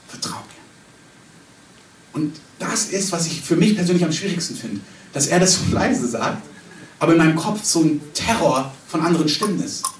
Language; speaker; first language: German; native; German